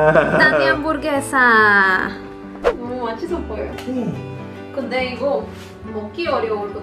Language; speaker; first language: Korean; non-native, learner; Spanish